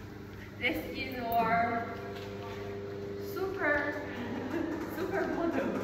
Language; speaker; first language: English; non-native, learner; Chinese